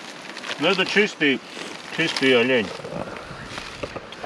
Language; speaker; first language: Russian; non-native, local second language; Latvian